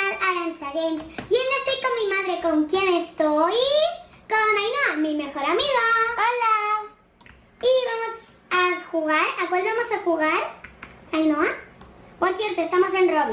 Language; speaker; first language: Spanish; native; Spanish